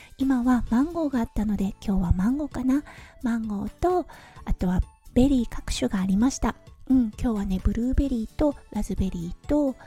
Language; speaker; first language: Japanese; native; Japanese